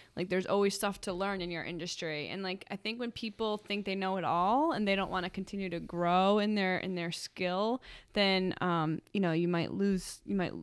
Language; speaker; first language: English; native; English